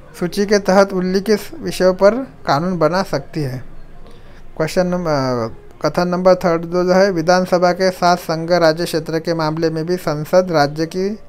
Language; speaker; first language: Hindi; non-native, local second language; Marathi